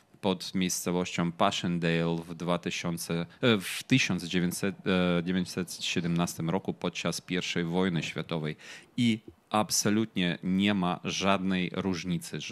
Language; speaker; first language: Polish; non-native, fluent; Ukrainian